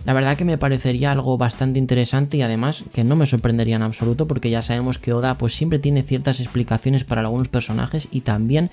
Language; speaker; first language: Spanish; native; Spanish